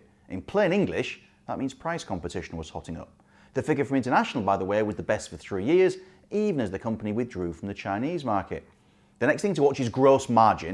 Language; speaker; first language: English; native; English